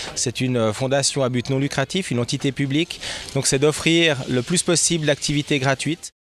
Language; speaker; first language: French; native; French